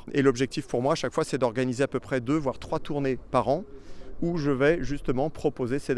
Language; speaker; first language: French; native; French